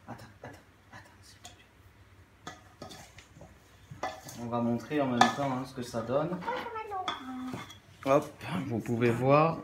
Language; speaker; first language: French; native; French